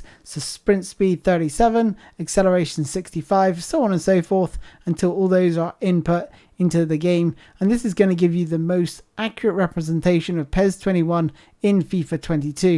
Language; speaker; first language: English; native; English